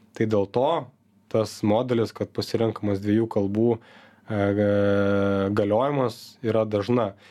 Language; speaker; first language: Lithuanian; native; Lithuanian